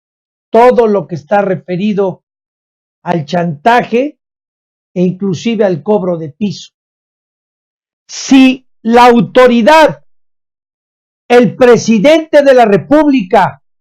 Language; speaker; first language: Spanish; native; Spanish